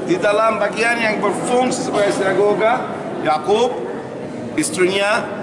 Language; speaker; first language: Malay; non-native, learner; Arabic